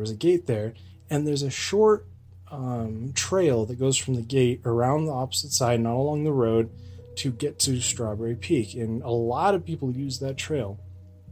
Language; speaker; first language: English; native; English